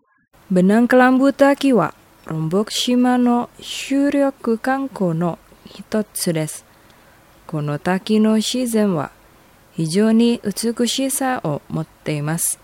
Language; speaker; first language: Japanese; non-native, fluent; Indonesian